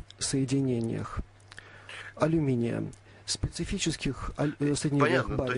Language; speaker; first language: Russian; native; Russian